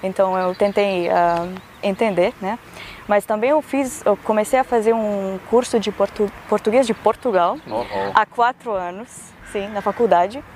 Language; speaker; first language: Portuguese; non-native, fluent; Macedonian